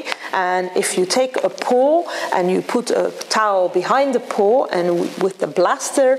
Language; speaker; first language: English; non-native, fluent; Dutch